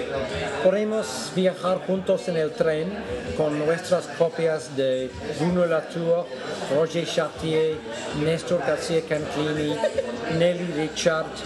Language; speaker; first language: Spanish; non-native, fluent; English